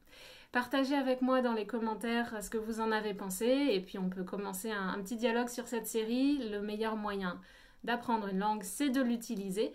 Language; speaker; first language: French; native; French